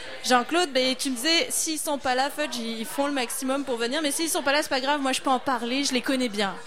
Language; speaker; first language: French; native; French